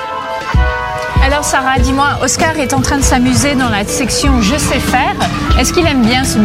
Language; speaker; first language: French; native; French